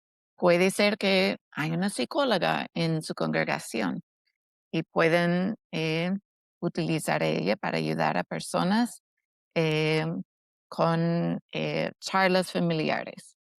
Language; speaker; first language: Spanish; non-native, fluent; English